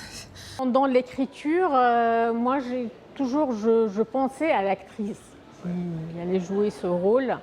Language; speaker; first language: French; non-native, fluent; Arabic